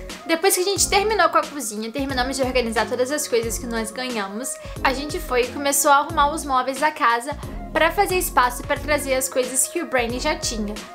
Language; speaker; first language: Portuguese; native; Portuguese